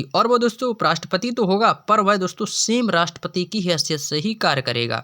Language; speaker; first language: Hindi; native; Hindi